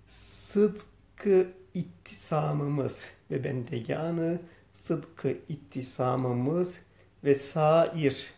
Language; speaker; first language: Turkish; native; Turkish